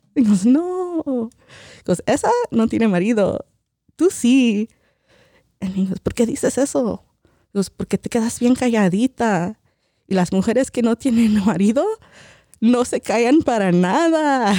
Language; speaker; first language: Spanish; early bilingual, heritage; Spanish